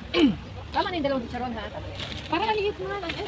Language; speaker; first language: Filipino; non-native, local second language; Cebuano